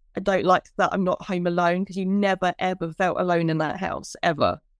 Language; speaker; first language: English; native; English